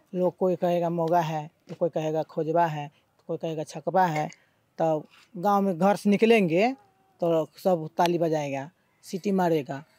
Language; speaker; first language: Hindi; native; Hindi